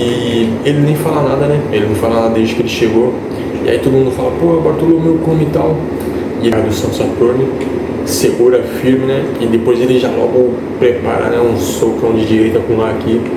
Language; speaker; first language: Portuguese; native; Portuguese